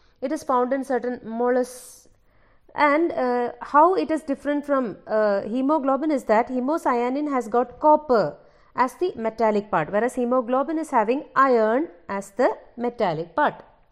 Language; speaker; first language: English; non-native, local second language; Malayalam